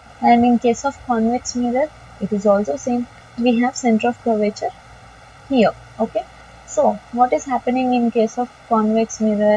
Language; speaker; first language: English; non-native, local second language; Telugu